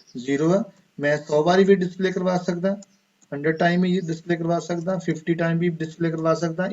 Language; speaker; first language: Hindi; non-native, local second language; Punjabi